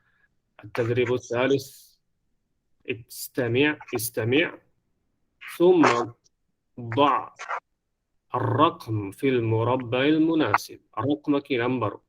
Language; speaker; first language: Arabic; non-native, fluent; Divehi